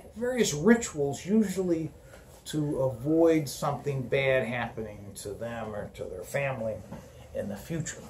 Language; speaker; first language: English; native; English